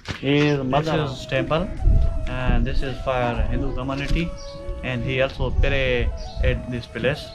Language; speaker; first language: English; non-native, learner; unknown